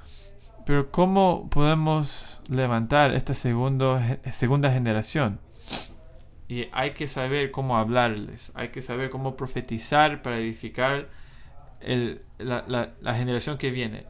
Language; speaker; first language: Spanish; non-native, fluent; English